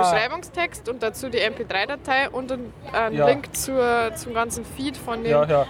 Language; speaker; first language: German; native; German